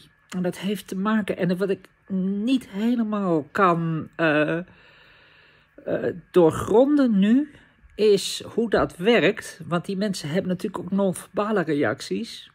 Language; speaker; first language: Dutch; native; Dutch